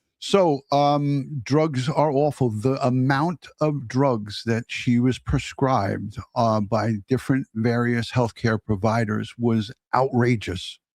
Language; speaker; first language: English; native; English